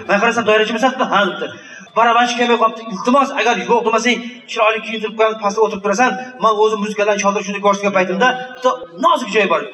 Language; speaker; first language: Uzbek; native; Uzbek